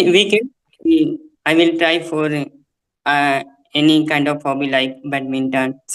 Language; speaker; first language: English; non-native, learner; Hindi